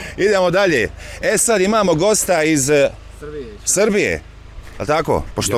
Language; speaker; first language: Croatian; native; Croatian